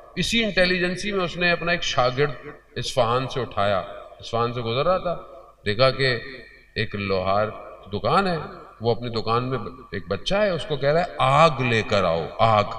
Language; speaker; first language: Urdu; early bilingual, heritage; Urdu